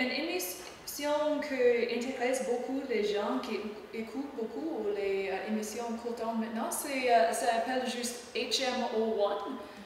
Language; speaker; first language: French; non-native, learner; English